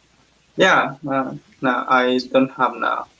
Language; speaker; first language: English; non-native, learner; Spanish